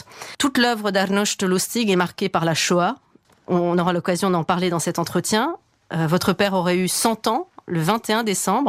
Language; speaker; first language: French; native; French